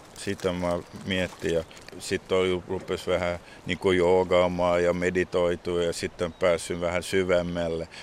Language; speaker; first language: Finnish; non-native, local second language; Swedish